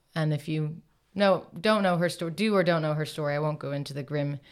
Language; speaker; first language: English; native; English